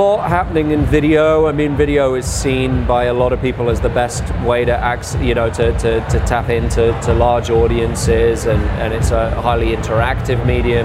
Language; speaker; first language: English; native; English